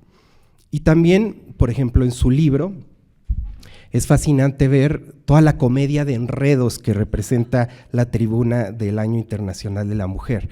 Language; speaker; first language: Spanish; native; Spanish